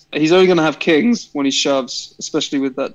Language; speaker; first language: English; native; English